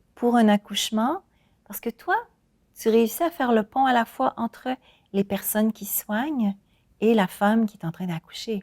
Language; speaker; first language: French; native; French